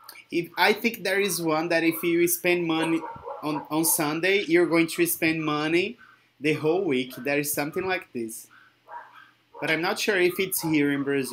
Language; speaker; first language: English; non-native, fluent; Portuguese